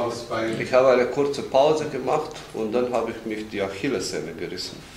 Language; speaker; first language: German; non-native, fluent; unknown